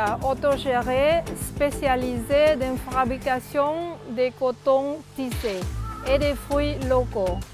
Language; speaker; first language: French; non-native, fluent; Thai